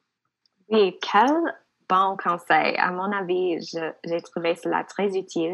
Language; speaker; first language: French; non-native, local second language; English